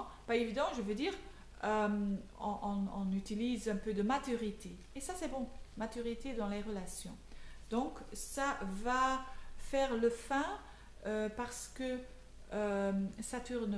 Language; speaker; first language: French; non-native, local second language; Dutch